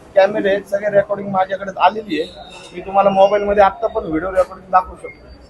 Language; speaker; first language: Marathi; native; Marathi